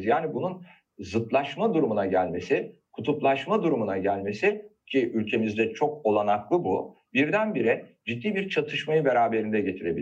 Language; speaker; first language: Turkish; native; Turkish